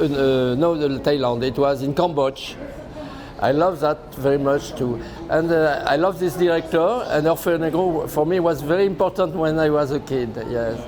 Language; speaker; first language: English; non-native, fluent; French